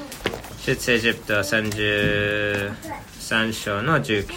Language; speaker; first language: Japanese; non-native, fluent; English